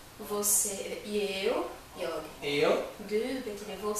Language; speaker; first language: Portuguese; non-native, learner; Swedish